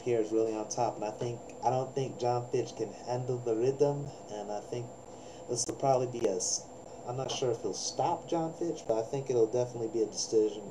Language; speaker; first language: English; native; English